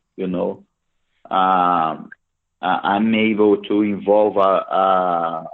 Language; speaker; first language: English; non-native, fluent; Portuguese